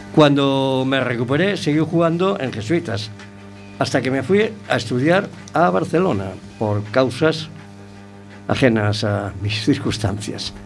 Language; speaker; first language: Spanish; native; Spanish